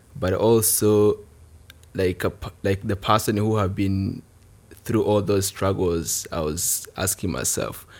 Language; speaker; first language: English; non-native, local second language; Kinyarwanda